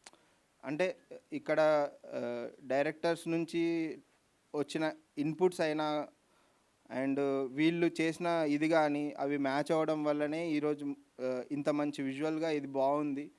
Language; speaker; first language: Telugu; native; Telugu